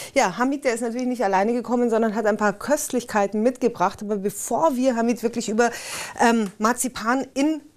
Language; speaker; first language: German; native; German